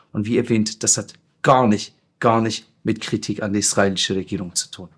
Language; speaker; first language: German; non-native, fluent; Persian